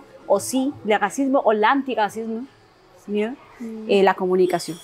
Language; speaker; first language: French; non-native, learner; Spanish